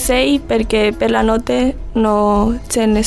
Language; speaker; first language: Italian; non-native, learner; Spanish